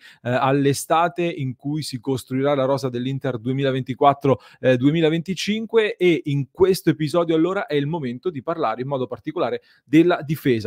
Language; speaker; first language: Italian; native; Italian